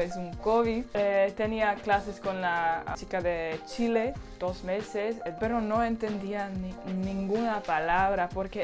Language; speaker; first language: Spanish; non-native, learner; Slovak